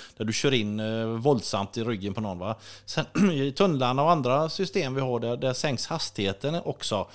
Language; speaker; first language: Swedish; native; Swedish